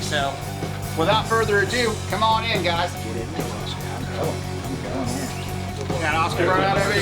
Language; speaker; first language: English; native; English